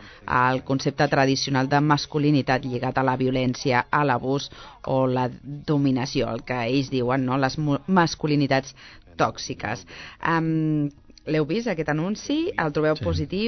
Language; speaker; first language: Catalan; native; Catalan